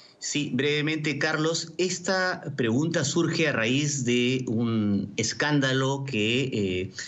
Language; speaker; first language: Spanish; native; Spanish